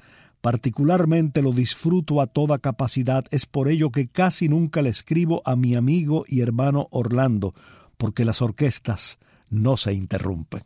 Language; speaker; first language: Spanish; native; Spanish